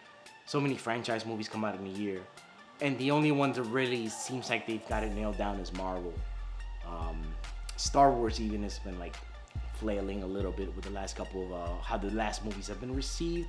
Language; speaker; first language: English; native; English